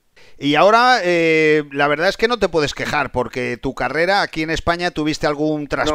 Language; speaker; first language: Spanish; native; Spanish